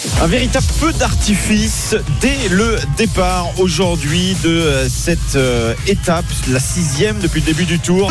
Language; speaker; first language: French; native; French